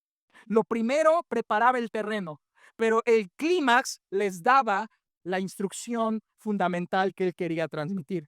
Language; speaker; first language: Spanish; native; Spanish